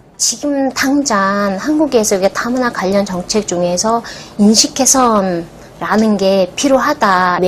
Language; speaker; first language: Korean; non-native, fluent; Mongolian